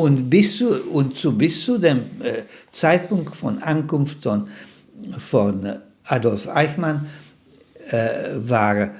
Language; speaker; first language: German; non-native, fluent; Slovak